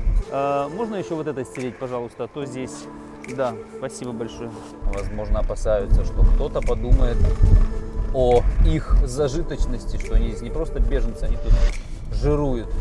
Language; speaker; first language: Russian; native; Russian